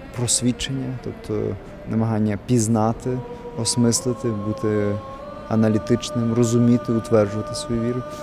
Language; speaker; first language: Ukrainian; native; Ukrainian